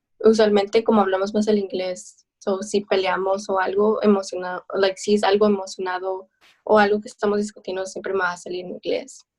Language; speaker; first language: Spanish; early bilingual, heritage; Spanish